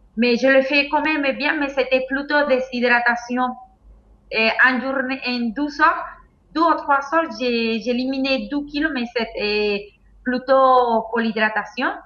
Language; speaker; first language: French; non-native, fluent; Spanish